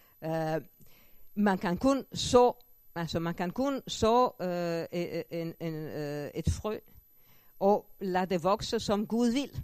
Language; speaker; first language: Danish; non-native, fluent; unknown